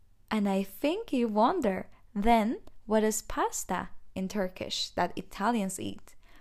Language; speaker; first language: English; non-native, fluent; Turkish